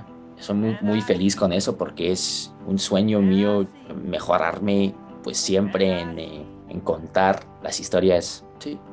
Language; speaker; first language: Spanish; early bilingual, heritage; Spanish